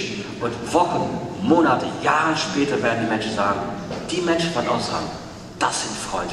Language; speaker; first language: German; non-native, fluent; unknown